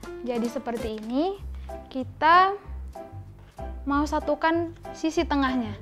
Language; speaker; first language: Indonesian; native; Indonesian